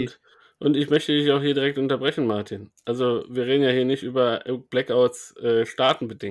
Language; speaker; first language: German; native; German